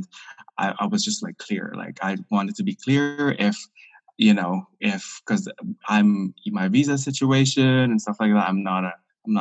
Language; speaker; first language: English; non-native, local second language; Filipino